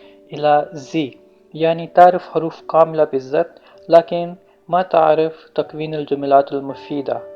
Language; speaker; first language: Arabic; non-native, learner; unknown